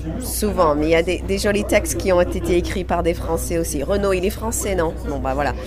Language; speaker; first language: French; non-native, fluent; English